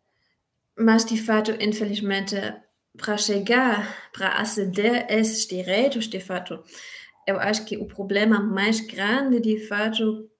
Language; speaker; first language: Portuguese; non-native, fluent; German